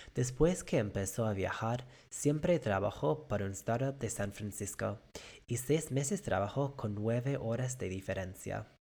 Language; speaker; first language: Spanish; non-native, fluent; English